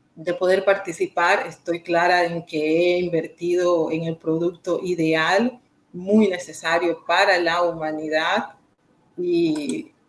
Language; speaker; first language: Spanish; native; Spanish